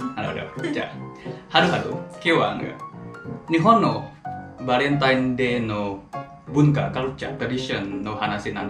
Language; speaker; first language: Japanese; non-native, fluent; Indonesian